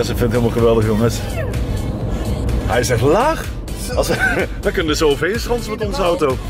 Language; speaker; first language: Dutch; native; Dutch